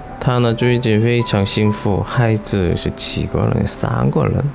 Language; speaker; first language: Chinese; non-native, learner; Korean